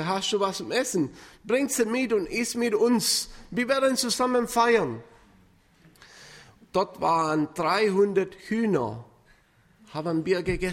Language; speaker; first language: German; non-native, fluent; Spanish